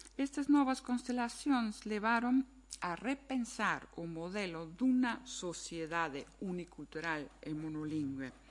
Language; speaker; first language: Galician; non-native, fluent; German